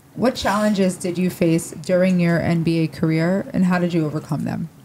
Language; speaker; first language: English; native; English